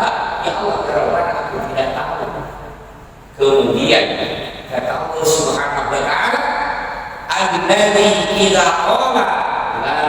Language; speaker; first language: Indonesian; non-native, local second language; Sundanese